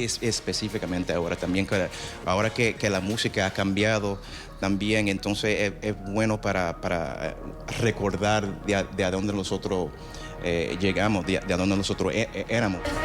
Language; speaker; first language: Spanish; early bilingual, heritage; Spanish